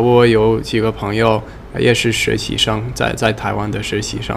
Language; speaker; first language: Chinese; non-native, learner; English